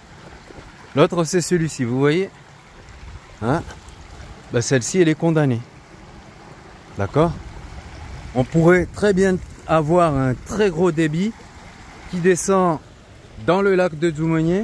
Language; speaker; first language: French; non-native, local second language; Comorian